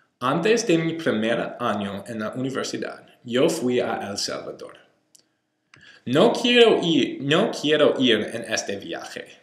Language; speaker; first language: Spanish; non-native, learner; English